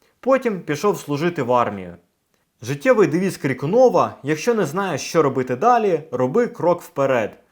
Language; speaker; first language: Ukrainian; native; Ukrainian